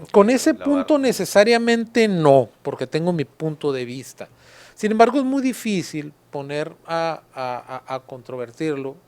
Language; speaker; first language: Spanish; native; Spanish